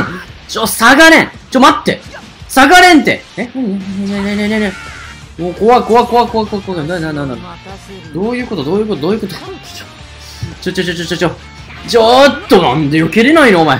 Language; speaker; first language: Japanese; native; Japanese